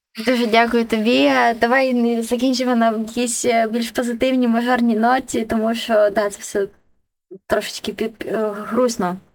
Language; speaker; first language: Ukrainian; native; Ukrainian